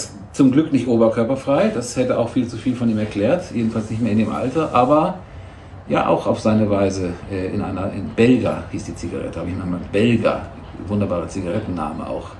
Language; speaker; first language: German; native; German